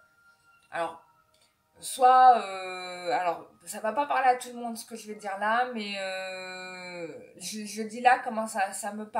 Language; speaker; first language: French; native; French